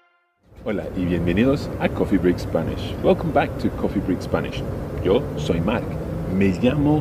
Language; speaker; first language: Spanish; non-native, fluent; English